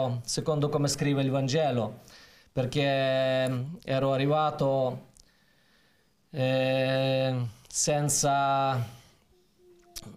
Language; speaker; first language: Italian; non-native, fluent; Ukrainian